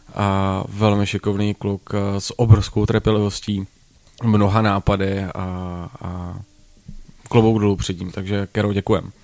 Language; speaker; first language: Czech; native; Czech